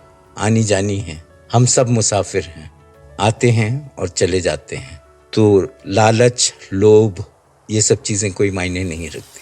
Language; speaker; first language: Hindi; native; Hindi